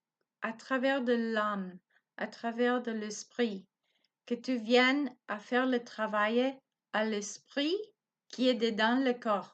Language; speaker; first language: French; non-native, learner; Spanish